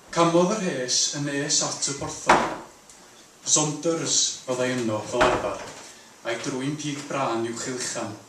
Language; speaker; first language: Welsh; native; Welsh